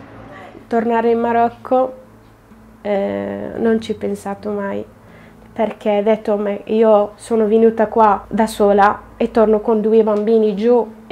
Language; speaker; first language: Italian; non-native, fluent; Arabic